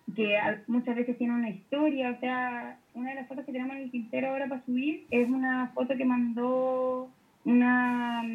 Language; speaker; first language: Spanish; native; Spanish